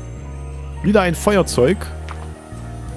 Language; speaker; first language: German; native; German